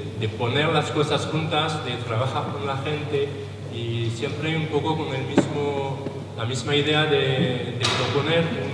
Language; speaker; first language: Spanish; non-native, learner; French